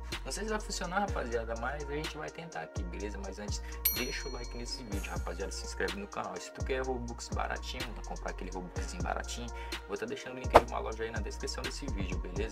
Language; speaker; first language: Portuguese; native; Portuguese